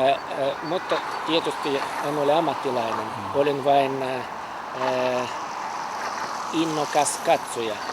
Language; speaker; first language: Finnish; non-native, fluent; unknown